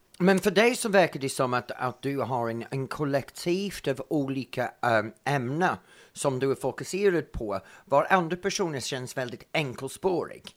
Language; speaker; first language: Swedish; non-native, fluent; English